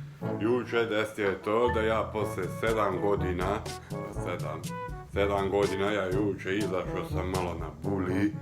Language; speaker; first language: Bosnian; non-native, local second language; Hungarian